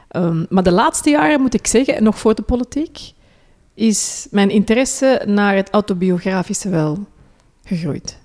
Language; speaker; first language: Dutch; early bilingual, other home language; Hindi